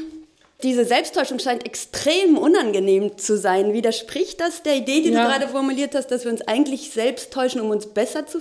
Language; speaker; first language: German; native; German